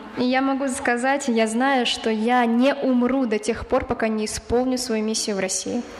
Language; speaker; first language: Russian; native; Russian